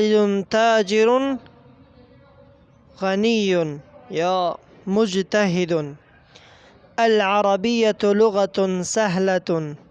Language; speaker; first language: Arabic; non-native, fluent; Persian